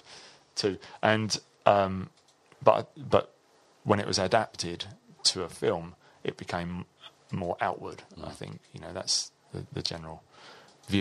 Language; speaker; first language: English; native; English